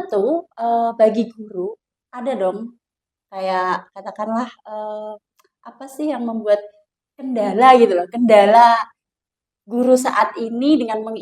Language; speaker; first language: Indonesian; non-native, local second language; Javanese